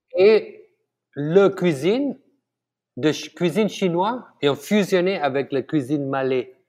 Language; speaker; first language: French; non-native, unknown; Tamil